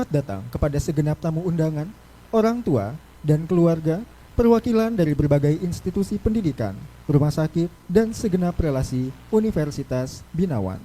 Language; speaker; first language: Indonesian; native; Indonesian